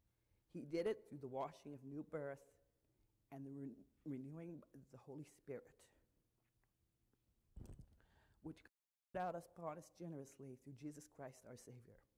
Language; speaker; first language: English; native; English